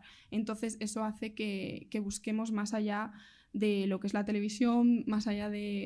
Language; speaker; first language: Spanish; native; Spanish